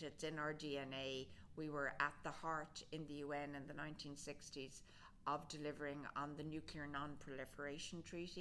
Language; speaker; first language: English; native; English